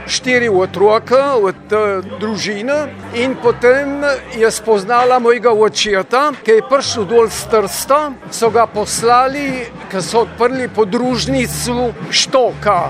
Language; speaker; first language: Slovenian; early bilingual, heritage; Slovenian